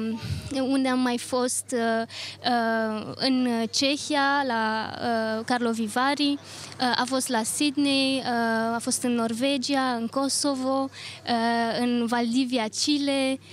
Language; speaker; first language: Romanian; early bilingual, other home language; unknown